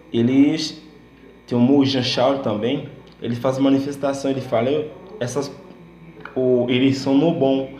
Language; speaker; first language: Portuguese; non-native, learner; Haitian Creole